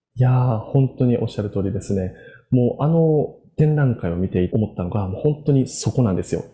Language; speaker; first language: Japanese; native; Japanese